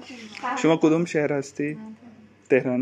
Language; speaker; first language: Persian; non-native, learner; Urdu